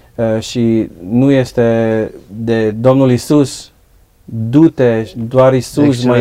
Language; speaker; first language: Romanian; non-native, learner; Dutch